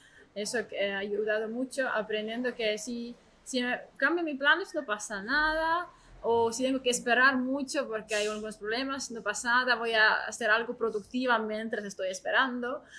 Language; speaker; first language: Spanish; non-native, learner; Estonian